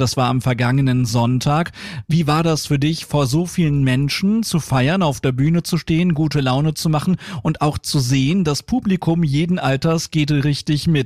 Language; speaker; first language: German; native; German